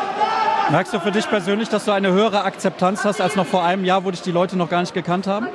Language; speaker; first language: German; native; German